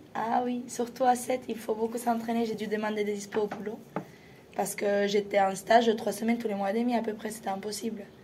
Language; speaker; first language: French; non-native, fluent; Spanish